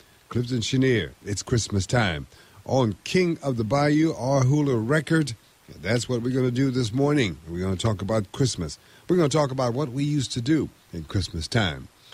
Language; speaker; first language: English; early bilingual, other home language; French